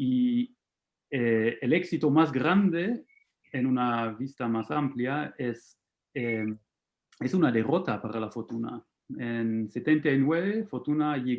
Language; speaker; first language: Spanish; non-native, fluent; German